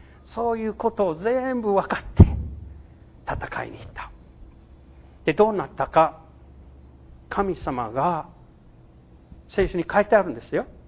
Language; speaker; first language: Japanese; non-native, fluent; English